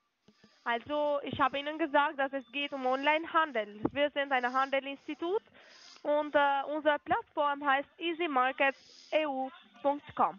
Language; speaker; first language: German; non-native, fluent; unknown